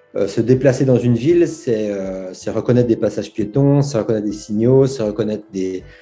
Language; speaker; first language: French; native; French